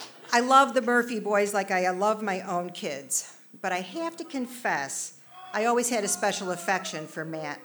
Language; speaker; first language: English; native; English